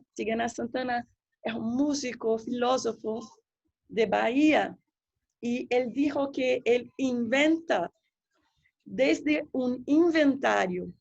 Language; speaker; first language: Spanish; non-native, fluent; Portuguese